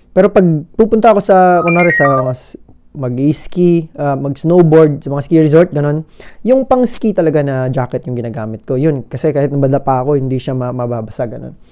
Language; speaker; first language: Filipino; native; Filipino